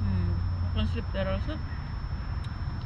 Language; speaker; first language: English; non-native, learner; Indonesian